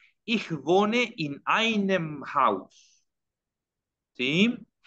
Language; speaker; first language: German; non-native, fluent; Spanish